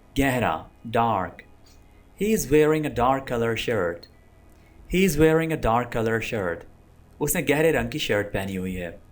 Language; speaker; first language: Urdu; non-native, local second language; Punjabi